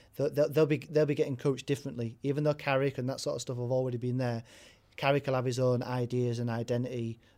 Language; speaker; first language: English; native; English